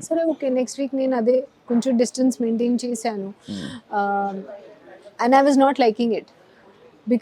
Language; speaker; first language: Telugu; non-native, local second language; Hindi